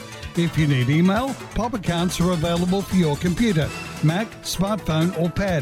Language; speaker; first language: English; native; English